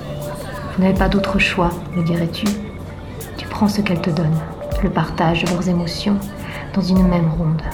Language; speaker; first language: French; native; French